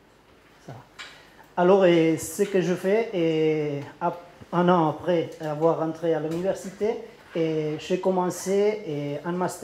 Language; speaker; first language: French; non-native, learner; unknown